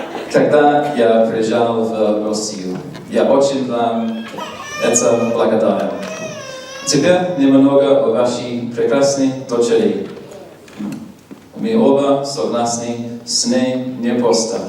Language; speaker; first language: Russian; non-native, learner; English